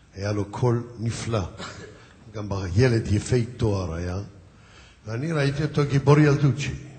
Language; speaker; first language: Hebrew; early bilingual, other home language; Yiddish